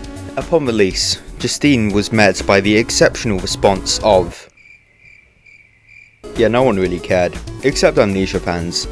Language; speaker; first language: English; native; English